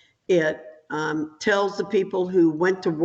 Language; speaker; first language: English; native; English